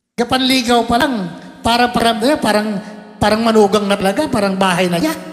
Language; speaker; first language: Filipino; non-native, local second language; Cebuano